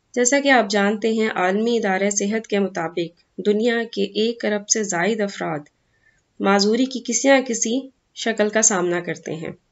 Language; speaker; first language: Urdu; native; Urdu